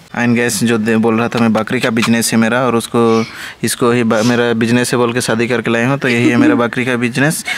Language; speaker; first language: Hindi; non-native, local second language; Sadri